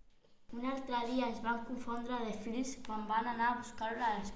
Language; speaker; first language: Catalan; non-native, local second language; Spanish